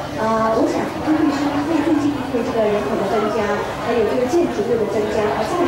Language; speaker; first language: Chinese; native; Chinese